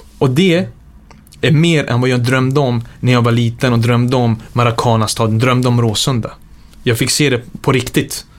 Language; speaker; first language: Swedish; early bilingual, other home language; Serbian